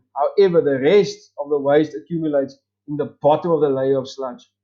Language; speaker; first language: English; non-native, local second language; Afrikaans